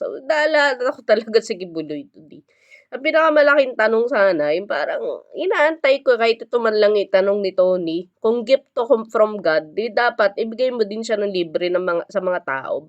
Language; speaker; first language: Filipino; native; Filipino